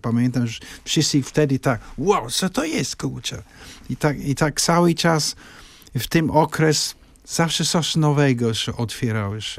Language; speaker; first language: Polish; non-native, fluent; English